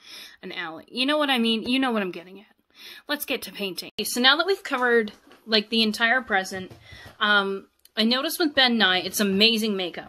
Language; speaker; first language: English; native; English